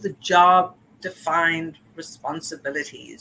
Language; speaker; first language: English; native; English